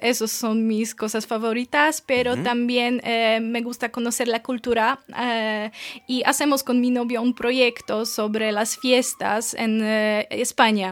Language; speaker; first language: Spanish; non-native, fluent; Polish